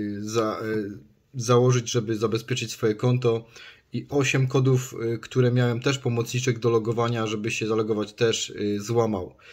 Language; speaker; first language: Polish; native; Polish